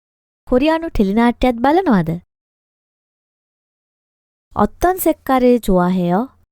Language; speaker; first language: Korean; non-native, fluent; Sinhala